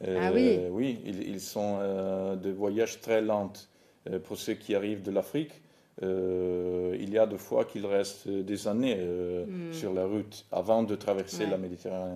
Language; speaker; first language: French; non-native, fluent; Italian